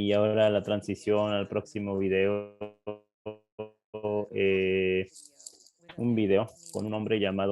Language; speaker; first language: Spanish; non-native, fluent; English